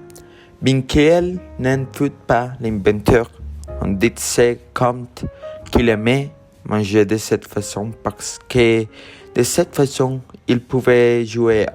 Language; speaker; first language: French; non-native, learner; Spanish